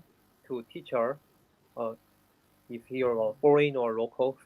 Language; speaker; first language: English; non-native, learner; Korean